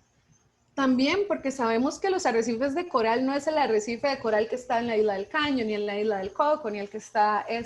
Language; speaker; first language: Spanish; native; Spanish